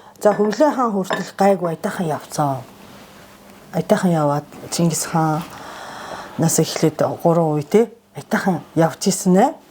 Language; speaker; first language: Mongolian; non-native, fluent; Japanese